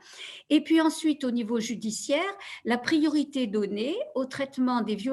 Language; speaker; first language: French; native; French